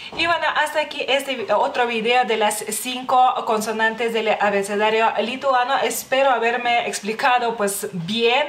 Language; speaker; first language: Spanish; non-native, fluent; Lithuanian